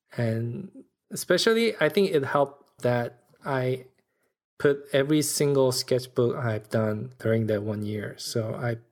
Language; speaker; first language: English; non-native, fluent; Korean